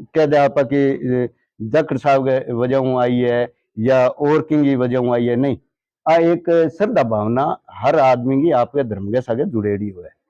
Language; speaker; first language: Hindi; native; Hindi